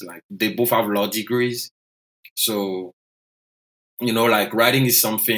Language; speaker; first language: English; non-native, fluent; French